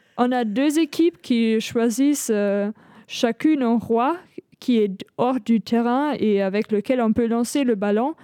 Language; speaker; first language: French; non-native, fluent; German